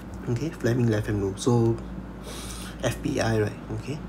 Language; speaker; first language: English; non-native, local second language; Chinese